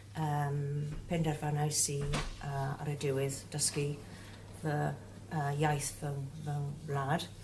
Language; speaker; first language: Welsh; non-native, local second language; English